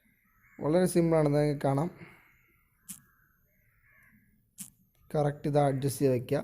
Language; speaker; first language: Malayalam; native; Malayalam